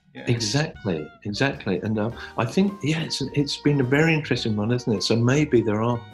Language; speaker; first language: English; native; English